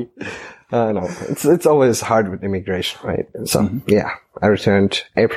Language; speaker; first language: English; non-native, fluent; German